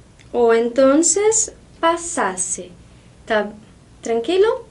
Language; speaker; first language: Spanish; non-native, fluent; Portuguese